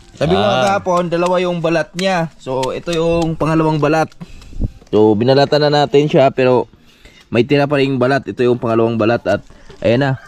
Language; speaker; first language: Filipino; non-native, local second language; Cebuano